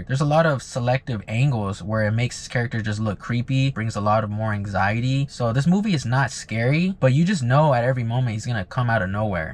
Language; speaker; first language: English; native; English